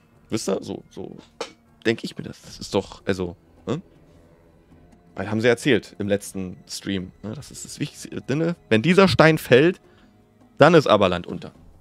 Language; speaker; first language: German; native; German